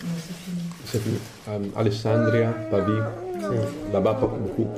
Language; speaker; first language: French; non-native, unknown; Italian